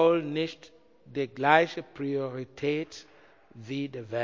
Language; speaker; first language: German; non-native, learner; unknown